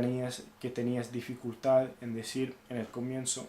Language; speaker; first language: Spanish; non-native, fluent; English